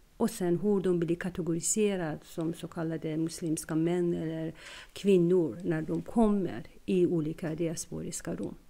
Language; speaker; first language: Swedish; non-native, fluent; Persian